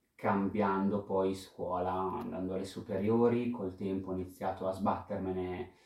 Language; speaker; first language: Italian; native; Italian